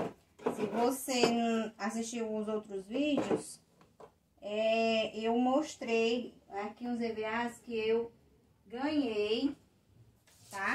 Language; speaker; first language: Portuguese; native; Portuguese